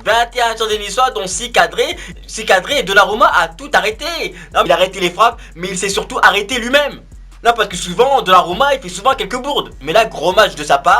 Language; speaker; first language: French; native; French